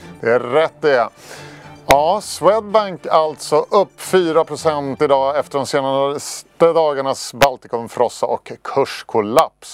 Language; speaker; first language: Swedish; native; Swedish